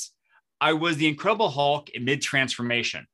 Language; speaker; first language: English; native; English